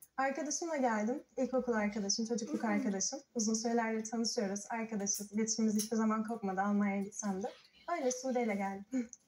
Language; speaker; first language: Turkish; early bilingual, heritage; Turkish